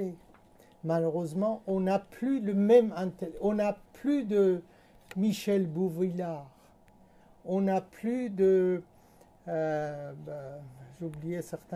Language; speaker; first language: French; non-native, fluent; Persian